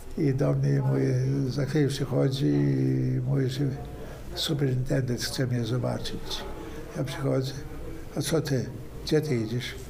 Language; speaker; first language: Polish; native; Polish